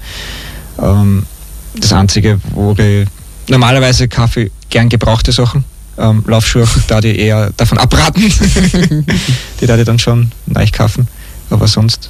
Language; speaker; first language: German; native; German